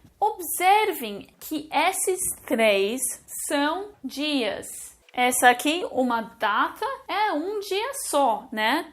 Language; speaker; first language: Portuguese; non-native, fluent; English